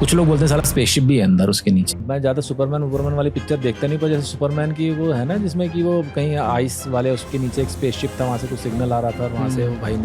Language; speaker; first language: Hindi; native; Hindi